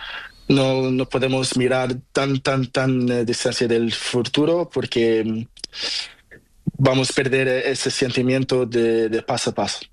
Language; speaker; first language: Spanish; non-native, learner; Portuguese